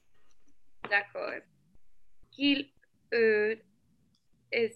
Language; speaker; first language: French; non-native, learner; English